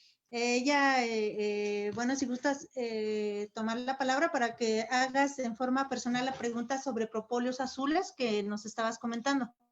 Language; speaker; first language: Spanish; native; Spanish